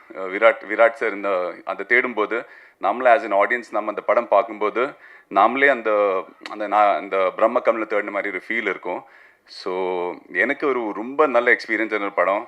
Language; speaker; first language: Tamil; non-native, fluent; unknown